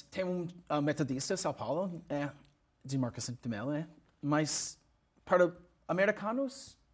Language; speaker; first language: Portuguese; non-native, learner; English